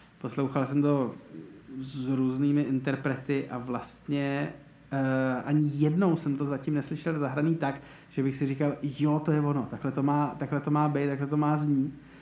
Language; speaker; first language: Czech; native; Czech